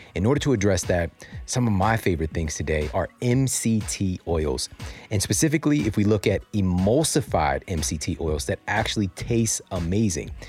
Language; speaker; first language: English; native; English